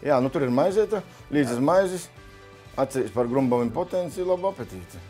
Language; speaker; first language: Latvian; native; Latvian